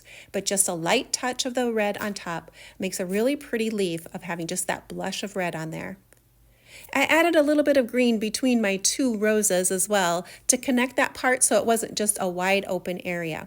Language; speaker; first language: English; native; English